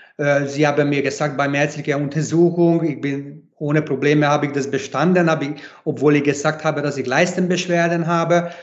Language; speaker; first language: German; non-native, fluent; Hungarian